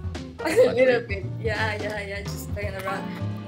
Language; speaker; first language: English; non-native, learner; Polish